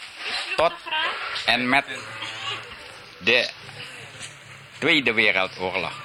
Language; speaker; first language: Dutch; early bilingual, heritage; Dutch